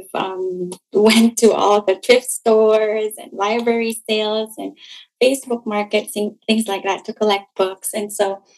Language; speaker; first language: English; non-native, local second language; Cebuano